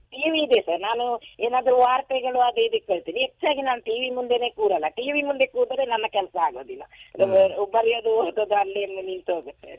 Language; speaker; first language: Kannada; non-native, local second language; Kodava